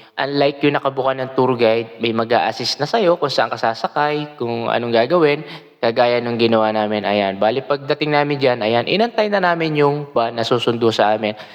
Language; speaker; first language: Filipino; native; Filipino